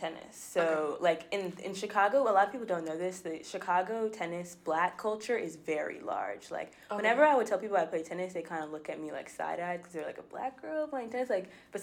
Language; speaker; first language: English; native; English